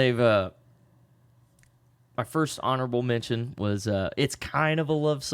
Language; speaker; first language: English; native; English